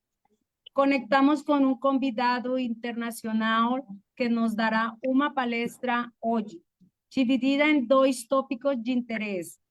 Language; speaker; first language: Portuguese; non-native, fluent; Spanish